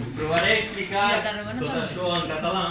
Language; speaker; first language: Catalan; non-native, learner; Spanish